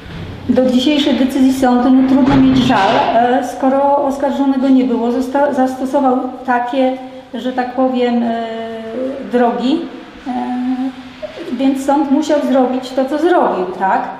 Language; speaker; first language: Polish; native; Polish